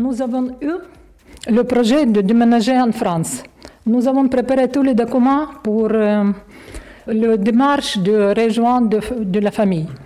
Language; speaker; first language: French; non-native, learner; Ukrainian